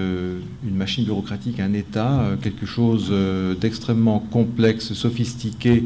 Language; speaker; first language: French; native; French